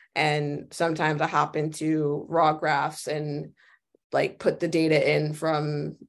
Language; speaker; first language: English; native; English